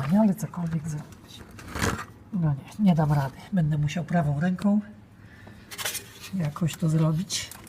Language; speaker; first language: Polish; native; Polish